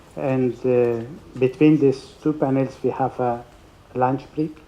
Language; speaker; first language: English; non-native, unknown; Persian